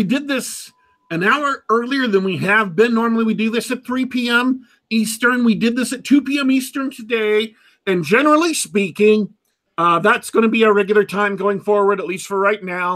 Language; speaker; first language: English; native; English